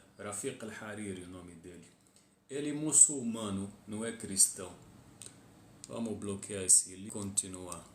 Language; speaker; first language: Portuguese; non-native, fluent; Arabic